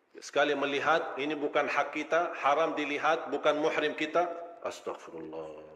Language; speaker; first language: Malay; non-native, fluent; Arabic